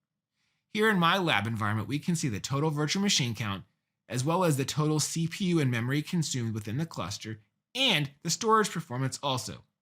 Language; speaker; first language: English; native; English